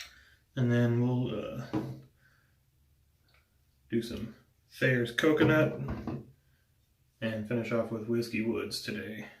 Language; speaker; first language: English; native; English